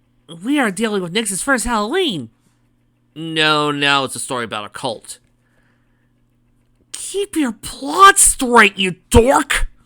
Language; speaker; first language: English; native; English